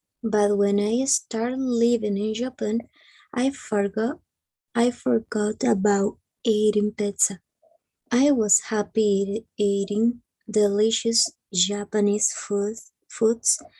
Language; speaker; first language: English; non-native, learner; Spanish